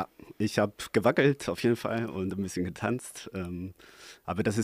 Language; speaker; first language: German; non-native, fluent; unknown